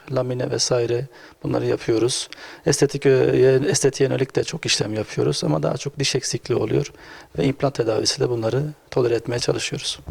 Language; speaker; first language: Turkish; native; Turkish